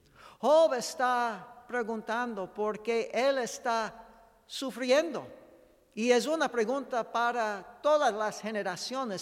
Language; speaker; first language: Spanish; non-native, fluent; English